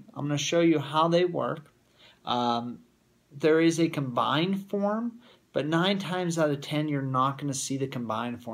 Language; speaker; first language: English; native; English